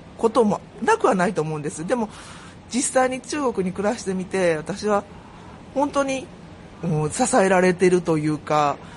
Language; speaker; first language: Japanese; native; Japanese